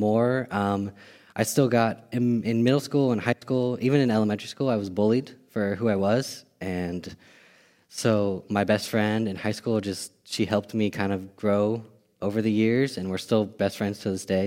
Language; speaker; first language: English; native; English